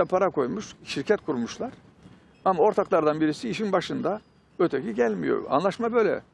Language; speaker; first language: Turkish; native; Turkish